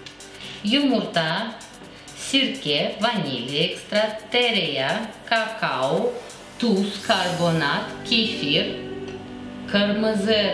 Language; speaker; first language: Turkish; non-native, learner; Russian